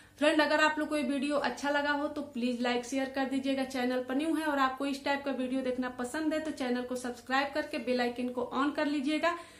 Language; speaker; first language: Hindi; native; Hindi